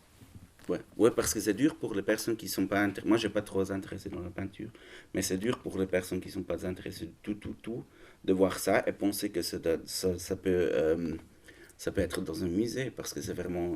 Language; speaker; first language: French; non-native, learner; German